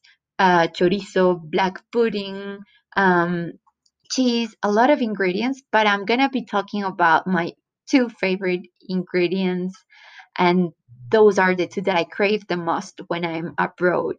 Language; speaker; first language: English; non-native, fluent; Spanish